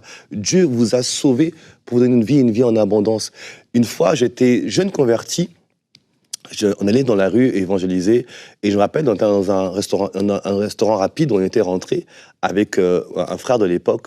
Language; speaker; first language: French; native; French